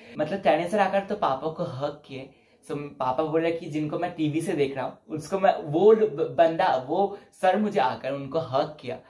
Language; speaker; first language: Hindi; non-native, local second language; Bangla